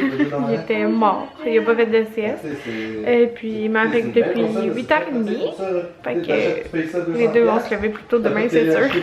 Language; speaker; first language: French; native; French